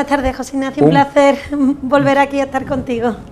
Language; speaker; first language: Spanish; native; Spanish